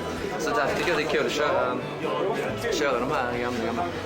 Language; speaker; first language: Swedish; native; Swedish